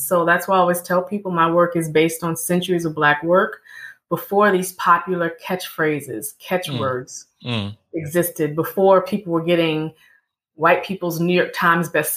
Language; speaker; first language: English; native; English